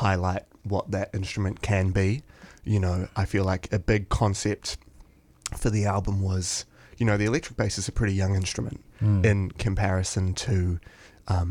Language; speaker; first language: English; native; English